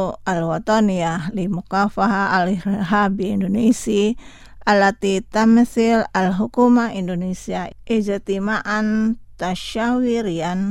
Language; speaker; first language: Arabic; non-native, fluent; Indonesian